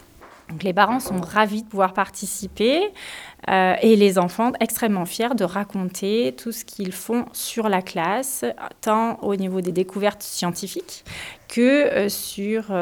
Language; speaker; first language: French; native; French